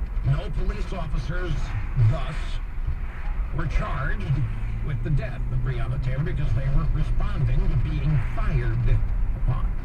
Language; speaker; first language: English; native; English